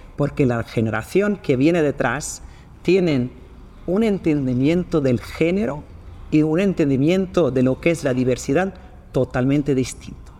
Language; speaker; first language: Spanish; non-native, fluent; Swedish